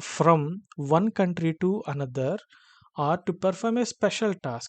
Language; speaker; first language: English; non-native, local second language; Telugu